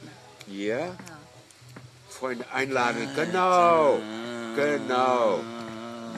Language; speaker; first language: German; non-native, fluent; Dutch